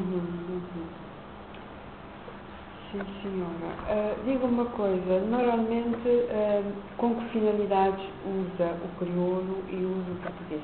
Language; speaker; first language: Portuguese; non-native, local second language; Kabuverdianu